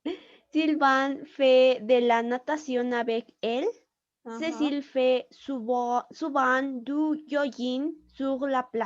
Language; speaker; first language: French; non-native, learner; Spanish